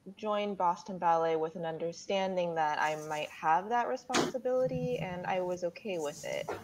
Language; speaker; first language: English; native; English